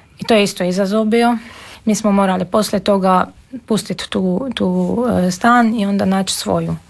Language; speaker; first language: Serbian; non-native, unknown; Armenian